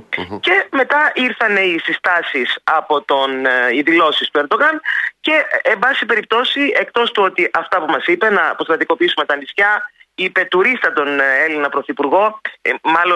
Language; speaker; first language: Greek; native; Greek